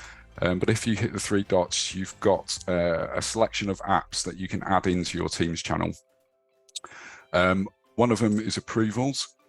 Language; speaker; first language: English; native; English